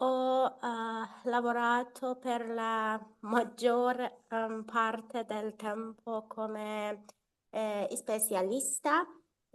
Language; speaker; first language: Italian; non-native, fluent; Persian